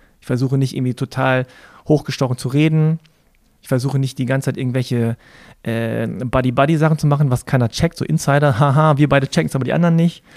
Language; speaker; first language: German; native; German